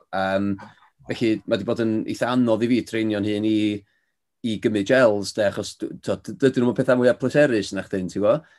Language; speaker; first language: Welsh; native; Welsh